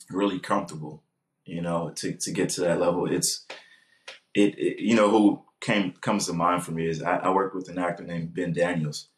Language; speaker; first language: English; native; English